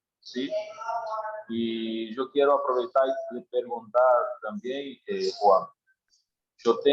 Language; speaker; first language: Spanish; non-native, learner; Portuguese